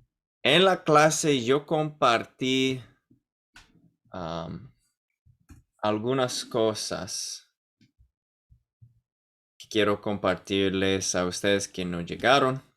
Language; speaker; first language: Spanish; non-native, fluent; English